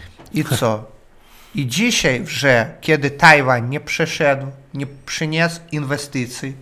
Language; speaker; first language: Polish; non-native, learner; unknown